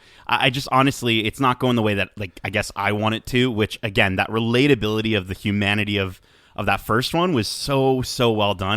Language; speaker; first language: English; native; English